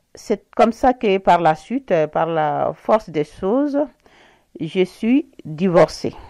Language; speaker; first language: French; non-native, local second language; Bambara